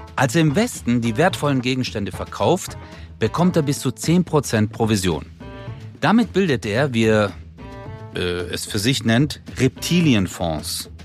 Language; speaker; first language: German; early bilingual, other home language; Turkish